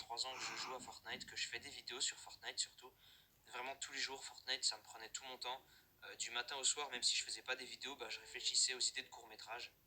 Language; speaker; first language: French; native; French